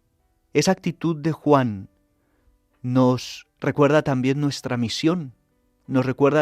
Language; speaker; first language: Spanish; native; Spanish